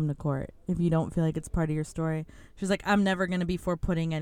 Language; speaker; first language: English; early bilingual, other home language; Spanish